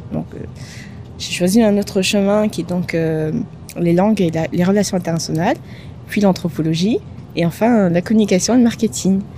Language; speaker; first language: French; native; French